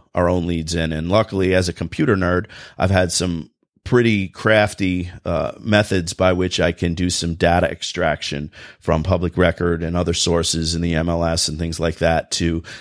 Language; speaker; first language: English; native; English